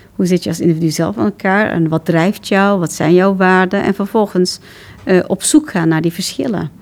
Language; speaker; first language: Dutch; early bilingual, other home language; Turkish